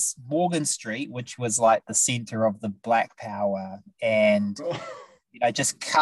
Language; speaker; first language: English; native; English